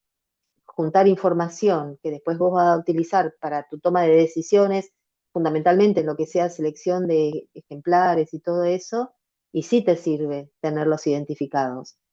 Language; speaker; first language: Spanish; native; Spanish